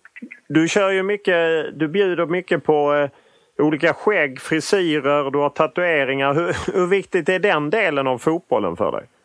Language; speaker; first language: Swedish; native; Swedish